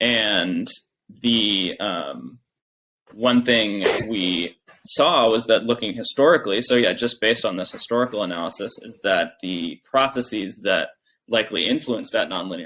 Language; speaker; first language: English; native; English